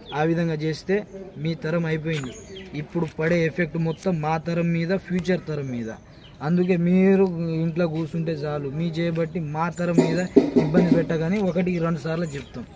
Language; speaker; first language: Telugu; non-native, local second language; Lambadi